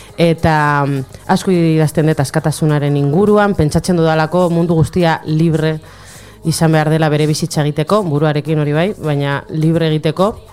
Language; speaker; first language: Basque; non-native, local second language; Spanish